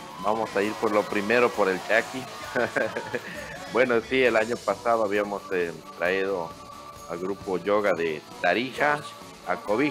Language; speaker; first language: Spanish; native; Spanish